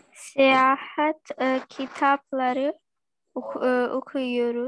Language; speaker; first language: Turkish; non-native, learner; Urdu